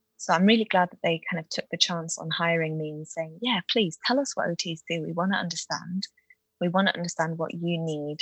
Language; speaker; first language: English; native; English